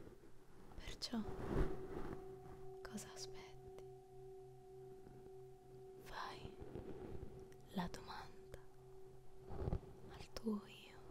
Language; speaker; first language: Italian; native; Italian